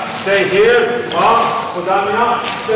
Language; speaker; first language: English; non-native, learner; Polish